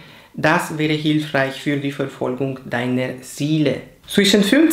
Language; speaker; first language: German; non-native, fluent; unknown